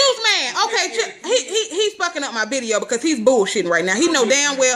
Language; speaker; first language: English; native; English